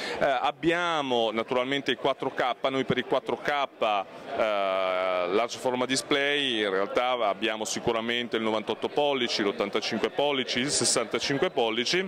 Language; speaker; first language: Italian; native; Italian